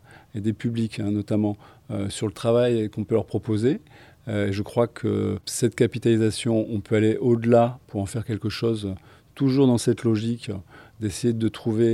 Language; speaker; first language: French; native; French